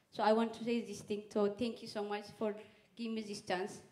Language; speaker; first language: English; non-native, fluent; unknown